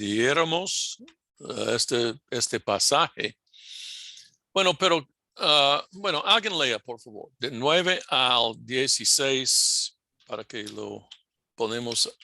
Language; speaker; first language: Spanish; non-native, fluent; English